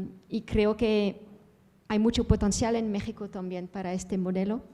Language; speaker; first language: Spanish; non-native, fluent; Dutch